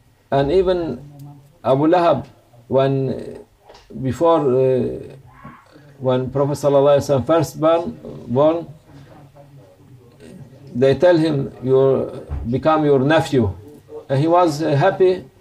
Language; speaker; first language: English; non-native, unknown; Turkish